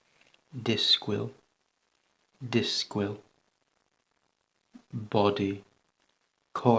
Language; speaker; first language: Welsh; non-native, learner; English